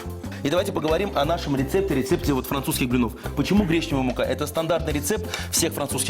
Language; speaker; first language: Russian; native; Russian